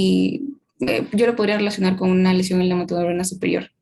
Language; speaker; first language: Spanish; native; Spanish